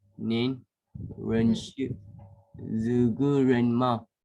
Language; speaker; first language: Chinese; non-native, learner; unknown